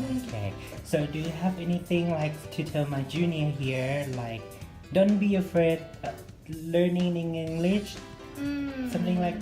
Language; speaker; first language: English; non-native, fluent; Thai